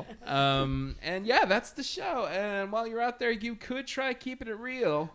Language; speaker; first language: English; early bilingual, other home language; Spanish